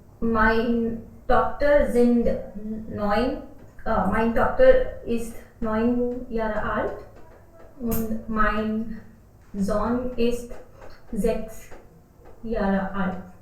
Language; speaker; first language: German; non-native, learner; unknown